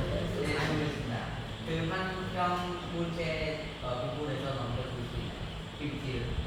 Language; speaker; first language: Korean; non-native, learner; Khmer